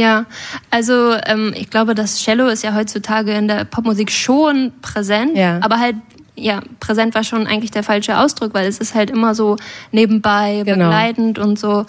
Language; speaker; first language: German; native; German